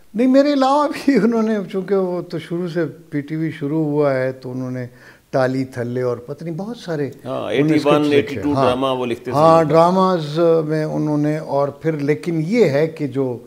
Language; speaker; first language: Urdu; non-native, local second language; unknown